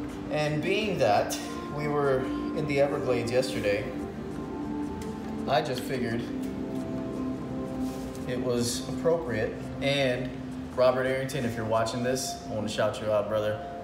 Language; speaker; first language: English; early bilingual, other home language; Spanish